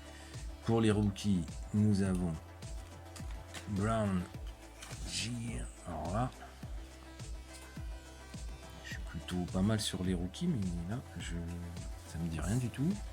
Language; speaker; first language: French; native; French